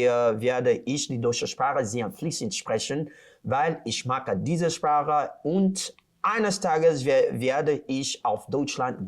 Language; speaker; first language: German; non-native, learner; Portuguese